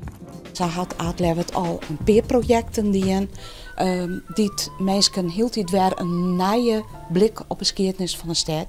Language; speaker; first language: Dutch; non-native, local second language; Western Frisian